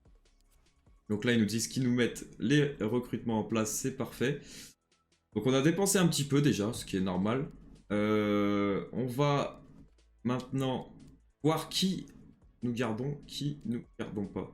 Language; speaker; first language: French; native; French